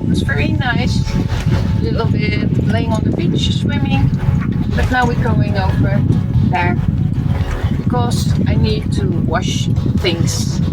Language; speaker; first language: English; non-native, fluent; Dutch